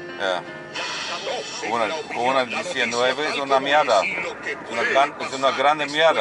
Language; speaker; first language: Spanish; non-native, learner; German